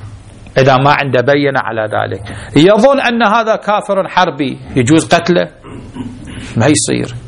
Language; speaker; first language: Arabic; native; Arabic